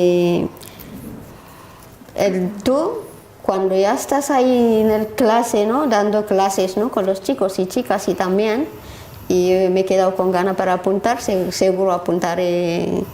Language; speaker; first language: Spanish; non-native, learner; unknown